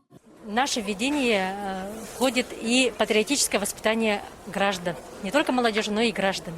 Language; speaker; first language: Russian; native; Russian